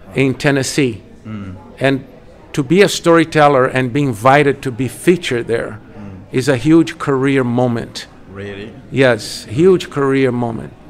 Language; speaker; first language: English; non-native, fluent; Portuguese